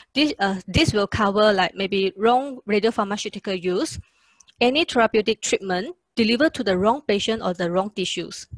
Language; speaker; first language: English; non-native, local second language; Chinese